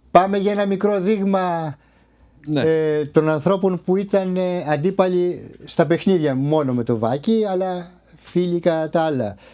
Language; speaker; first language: Greek; native; Greek